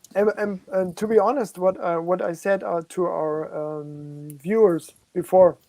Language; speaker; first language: English; non-native, fluent; German